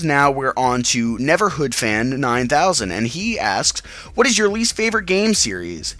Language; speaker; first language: English; native; English